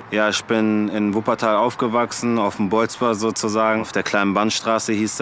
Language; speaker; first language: German; early bilingual, other home language; French